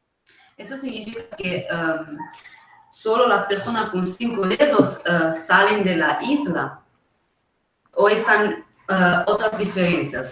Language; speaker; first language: Spanish; non-native, fluent; Italian